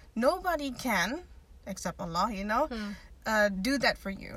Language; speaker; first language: English; non-native, fluent; Dutch